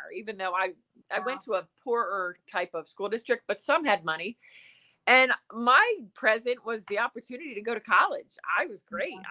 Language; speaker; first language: English; native; English